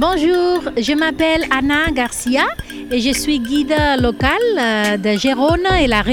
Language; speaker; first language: French; non-native, fluent; Catalan